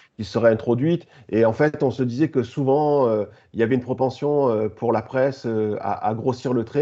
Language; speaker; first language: French; native; French